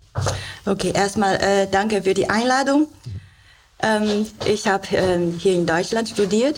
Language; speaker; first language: German; non-native, learner; Chinese